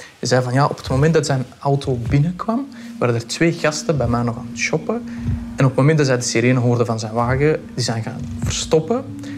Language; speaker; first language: Dutch; early bilingual, other home language; Pashto